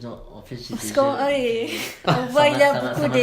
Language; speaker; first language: French; non-native, learner; Malay